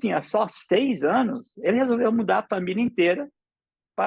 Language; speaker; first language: Portuguese; early bilingual, other home language; English